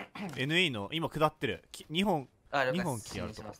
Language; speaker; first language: Japanese; native; Japanese